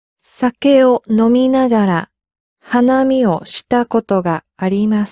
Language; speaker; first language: Japanese; non-native, learner; English